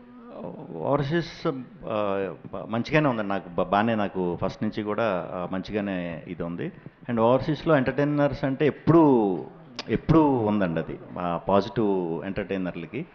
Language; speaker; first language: Telugu; native; Telugu